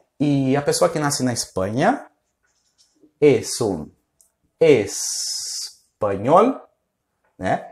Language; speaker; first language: Portuguese; non-native, fluent; Spanish